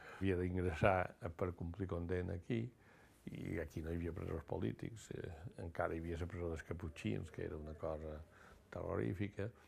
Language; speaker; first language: Catalan; native; Catalan